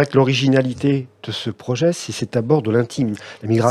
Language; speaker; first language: French; native; French